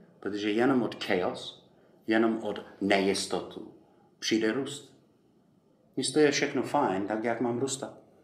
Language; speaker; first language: Czech; non-native, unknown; English